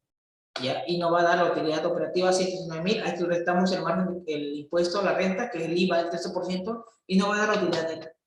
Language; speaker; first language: Spanish; native; Spanish